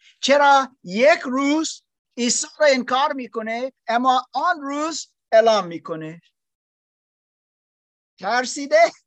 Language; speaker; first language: Persian; non-native, learner; German